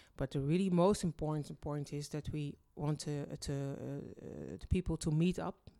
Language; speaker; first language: English; early bilingual, other home language; Dutch